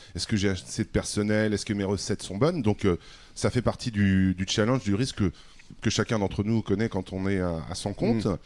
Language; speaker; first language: French; native; French